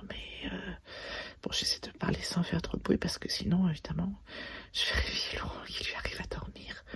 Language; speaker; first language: French; native; French